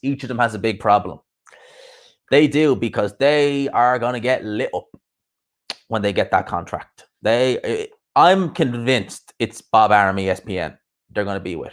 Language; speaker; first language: English; native; English